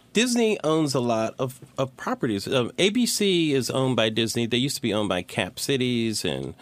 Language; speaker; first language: English; native; English